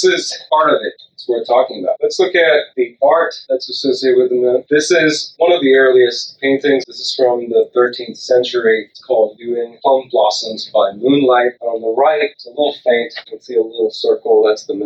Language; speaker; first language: English; non-native, local second language; Sinhala